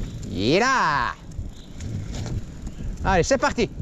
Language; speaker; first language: French; native; French